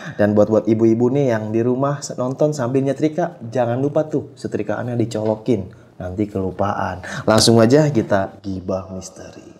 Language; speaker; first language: Indonesian; native; Indonesian